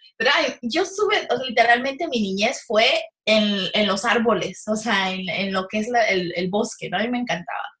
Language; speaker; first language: Spanish; early bilingual, heritage; Spanish